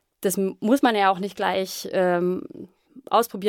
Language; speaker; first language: German; native; German